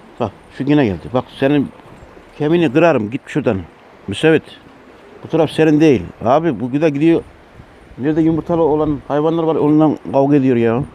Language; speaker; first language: Turkish; native; Turkish